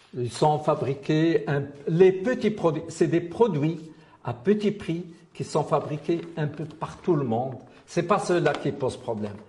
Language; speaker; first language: French; non-native, local second language; Arabic